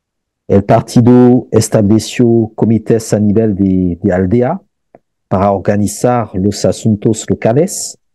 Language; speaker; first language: Spanish; non-native, fluent; French